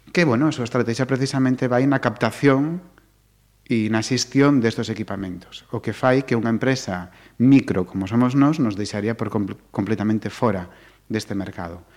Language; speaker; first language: Galician; native; Galician